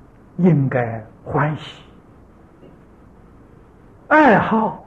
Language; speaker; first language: Chinese; native; Chinese